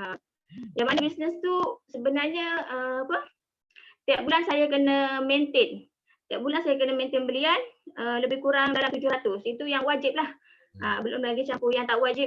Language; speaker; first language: Malay; native; Malay